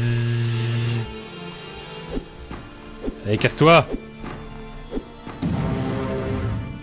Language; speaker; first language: French; native; French